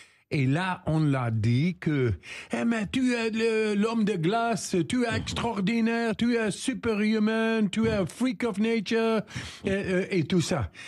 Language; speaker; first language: French; non-native, learner; Dutch